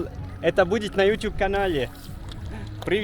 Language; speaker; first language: Russian; non-native, learner; Arabic